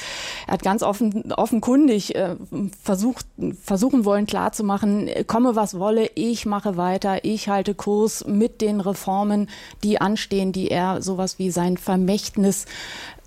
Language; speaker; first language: German; native; German